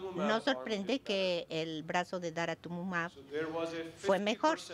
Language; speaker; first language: Spanish; non-native, fluent; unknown